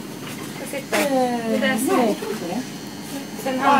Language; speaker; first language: Finnish; non-native, learner; Swedish